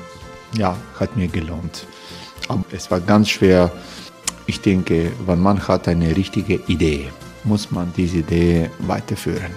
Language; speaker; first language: German; non-native, learner; Croatian